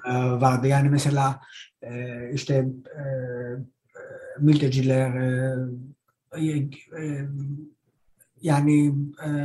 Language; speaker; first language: Turkish; non-native, learner; Greek